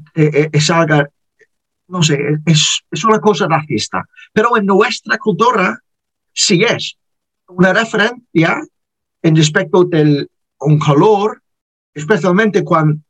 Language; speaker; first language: Spanish; non-native, learner; English